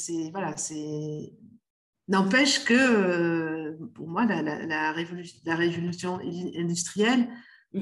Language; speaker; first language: French; native; French